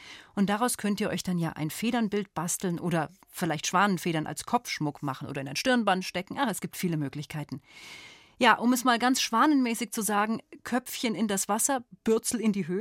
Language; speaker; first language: German; native; German